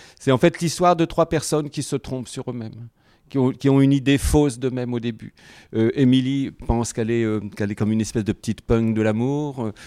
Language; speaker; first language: French; native; French